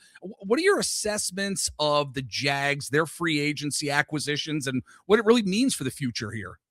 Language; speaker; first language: English; native; English